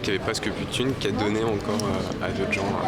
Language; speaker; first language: French; native; French